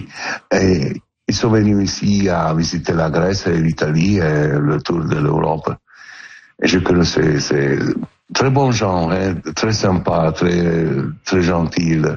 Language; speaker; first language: French; non-native, learner; Italian